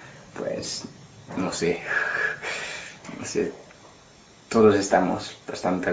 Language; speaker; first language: Spanish; non-native, learner; English